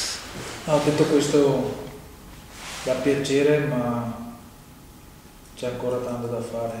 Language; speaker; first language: Italian; non-native, fluent; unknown